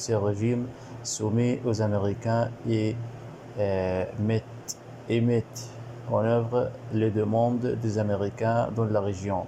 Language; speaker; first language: French; non-native, learner; Arabic